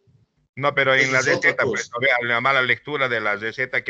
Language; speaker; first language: Spanish; native; Spanish